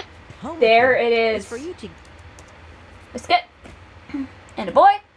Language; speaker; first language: English; native; English